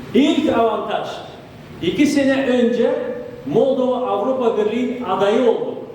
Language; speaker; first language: Turkish; non-native, fluent; Romanian